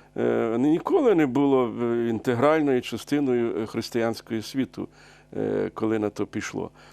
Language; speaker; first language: Ukrainian; native; Ukrainian